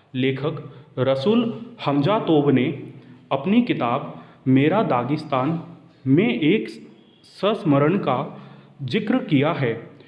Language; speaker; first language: Hindi; native; Hindi